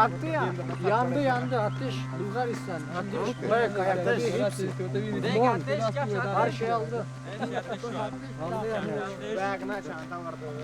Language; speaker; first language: Turkish; non-native, learner; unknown